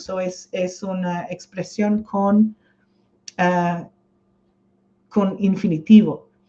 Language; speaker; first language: Spanish; non-native, fluent; English